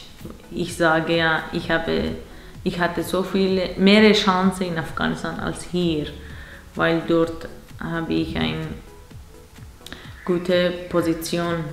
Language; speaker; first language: German; non-native, learner; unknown